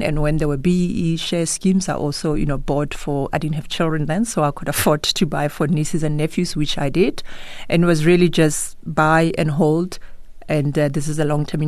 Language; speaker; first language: English; non-native, local second language; Tswana